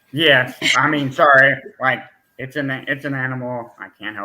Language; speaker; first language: English; native; English